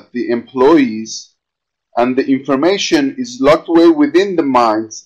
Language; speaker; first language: English; non-native, fluent; Persian